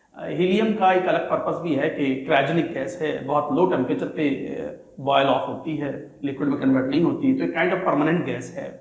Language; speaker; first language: Hindi; native; Hindi